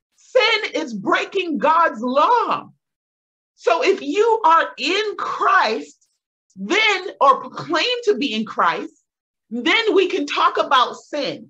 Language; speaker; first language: English; native; English